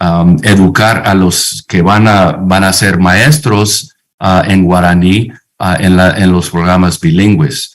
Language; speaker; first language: Spanish; non-native, fluent; English